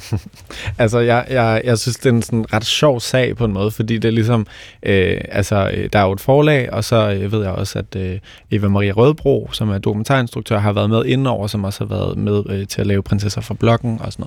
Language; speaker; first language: Danish; native; Danish